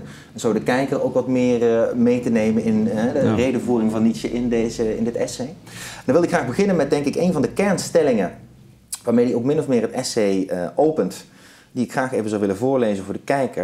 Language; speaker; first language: Dutch; native; Dutch